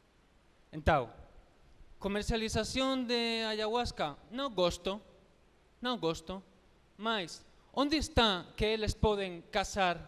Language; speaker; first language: Portuguese; non-native, learner; Spanish